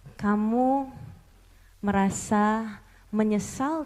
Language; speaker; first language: Indonesian; native; Indonesian